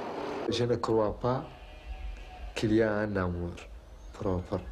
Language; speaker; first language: French; non-native, local second language; Arabic